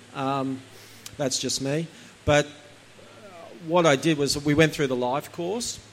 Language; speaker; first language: English; native; English